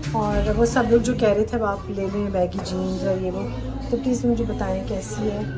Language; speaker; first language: Urdu; non-native, local second language; Punjabi